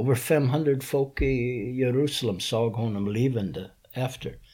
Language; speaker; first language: Swedish; non-native, fluent; English